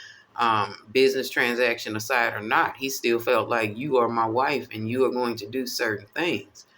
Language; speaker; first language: English; native; English